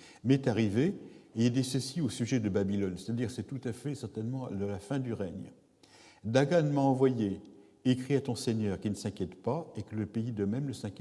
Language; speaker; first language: French; native; French